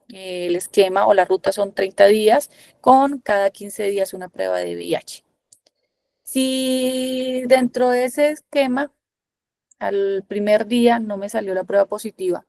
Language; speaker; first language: Spanish; native; Spanish